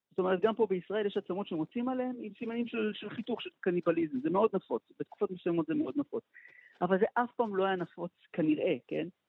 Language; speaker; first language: Hebrew; native; Hebrew